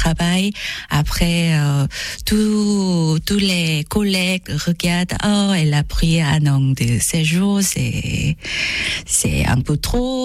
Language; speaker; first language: French; non-native, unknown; Korean